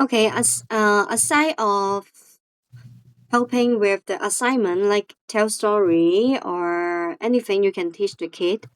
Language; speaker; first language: English; non-native, fluent; Cantonese